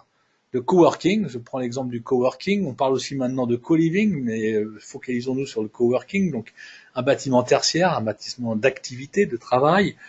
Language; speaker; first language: French; native; French